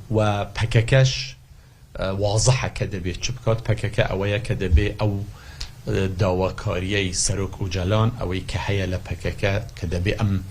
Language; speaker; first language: Central Kurdish; non-native, local second language; Kurdish